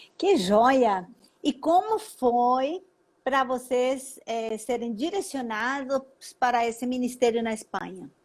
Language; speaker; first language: Portuguese; native; Portuguese